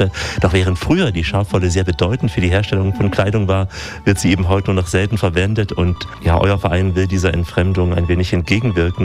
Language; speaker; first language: German; native; German